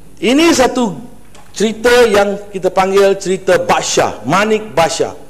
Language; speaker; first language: Malay; non-native, local second language; Tamil